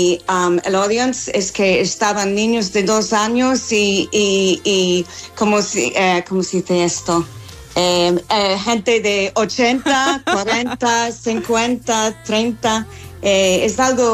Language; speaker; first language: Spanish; non-native, learner; English